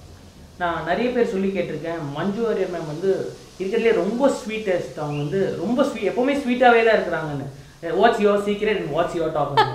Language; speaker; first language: Tamil; native; Tamil